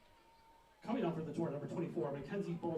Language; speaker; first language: English; native; English